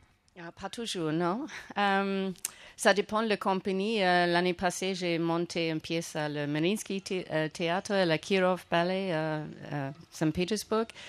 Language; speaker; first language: French; non-native, fluent; English